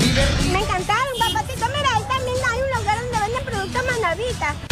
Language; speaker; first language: Spanish; native; Spanish